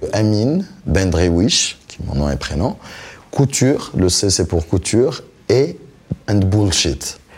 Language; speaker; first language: French; non-native, local second language; Arabic